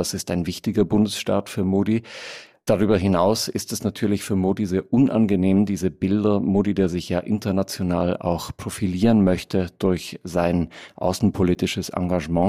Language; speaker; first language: German; native; German